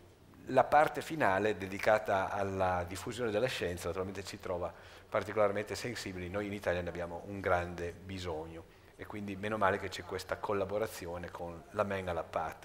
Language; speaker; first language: Italian; native; Italian